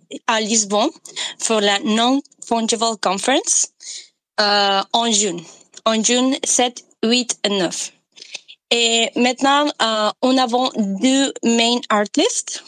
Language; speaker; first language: French; non-native, learner; Spanish